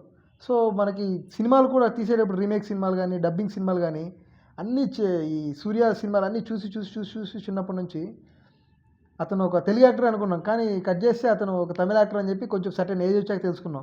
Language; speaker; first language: Telugu; native; Telugu